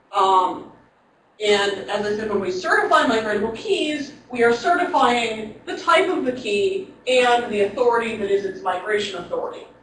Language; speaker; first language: English; native; English